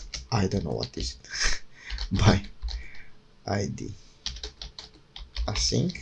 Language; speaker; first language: English; non-native, fluent; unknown